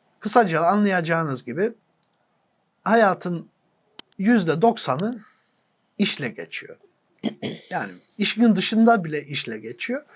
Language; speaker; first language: Turkish; early bilingual, heritage; Turkish